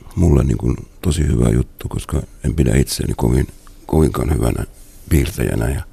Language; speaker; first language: Finnish; native; Finnish